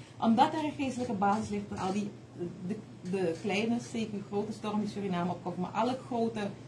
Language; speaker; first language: Dutch; native; Dutch